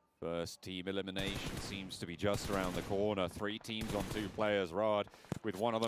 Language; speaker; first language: English; native; English